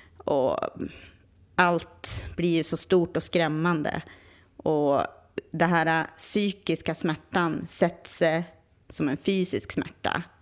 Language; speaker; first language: Swedish; native; Swedish